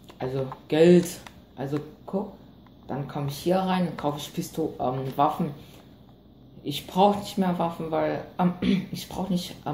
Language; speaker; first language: German; non-native, learner; Vietnamese